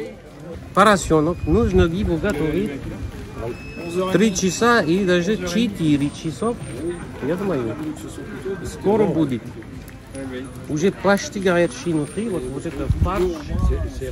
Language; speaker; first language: Russian; non-native, learner; French